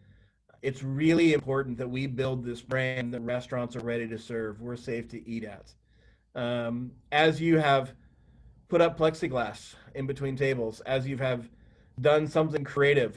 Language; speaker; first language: English; native; English